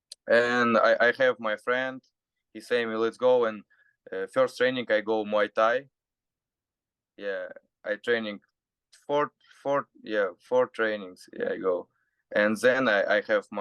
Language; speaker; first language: English; non-native, learner; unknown